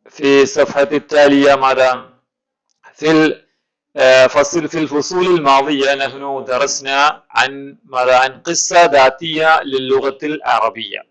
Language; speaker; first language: Arabic; non-native, fluent; Malayalam